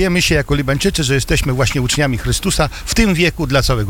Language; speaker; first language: Polish; non-native, fluent; Arabic